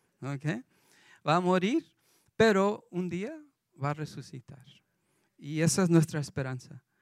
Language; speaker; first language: Spanish; early bilingual, heritage; Spanish